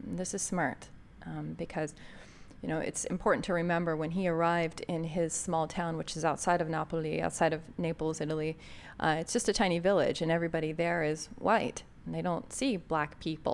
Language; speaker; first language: English; native; English